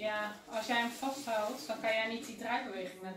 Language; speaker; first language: Dutch; native; Dutch